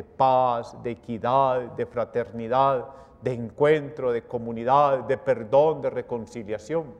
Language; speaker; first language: Spanish; native; Spanish